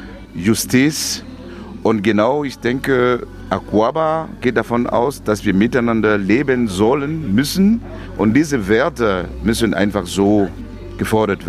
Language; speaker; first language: German; non-native, fluent; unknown